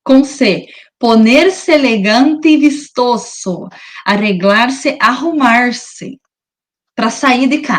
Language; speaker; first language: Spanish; non-native, learner; Portuguese